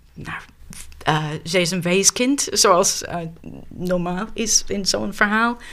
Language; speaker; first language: Dutch; non-native, fluent; English